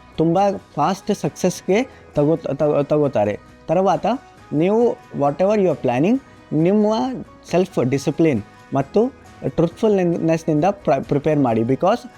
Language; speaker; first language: Kannada; non-native, local second language; Urdu